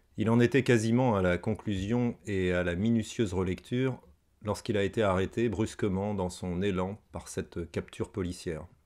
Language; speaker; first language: French; native; French